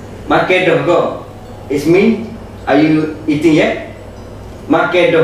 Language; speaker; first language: English; non-native, learner; Malay